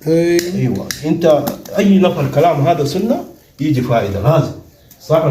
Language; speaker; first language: Arabic; non-native, learner; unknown